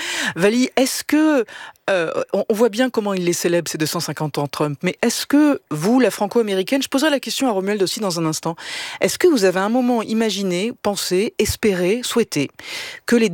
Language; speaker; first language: French; native; French